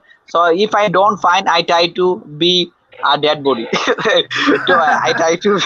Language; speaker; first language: English; non-native, fluent; Bangla